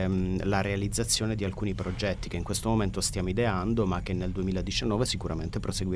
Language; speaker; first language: Italian; native; Italian